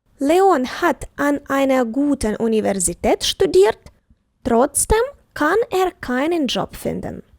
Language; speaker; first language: German; non-native, fluent; Ukrainian